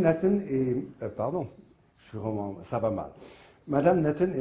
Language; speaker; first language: French; native; French